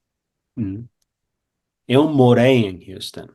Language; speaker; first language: Portuguese; non-native, fluent; English